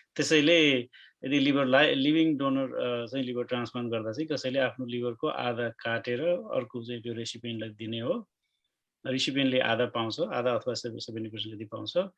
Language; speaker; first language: Nepali; native; Nepali